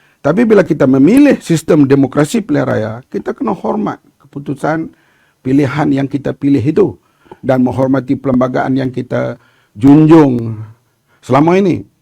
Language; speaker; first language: Malay; native; Malay